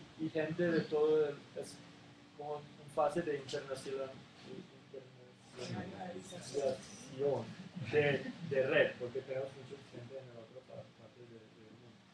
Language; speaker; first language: Spanish; non-native, learner; Serbian